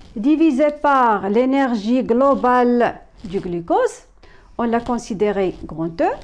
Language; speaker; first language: French; non-native, local second language; Arabic